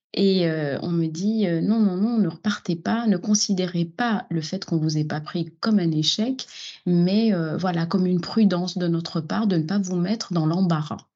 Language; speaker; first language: French; non-native, local second language; Arabic